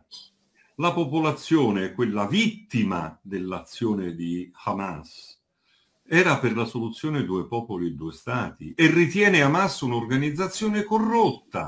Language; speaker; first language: Italian; native; Italian